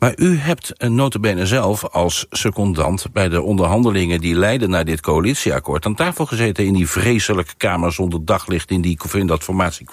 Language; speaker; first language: Dutch; native; Dutch